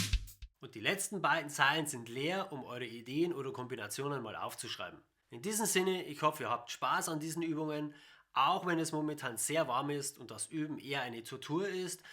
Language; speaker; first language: German; native; German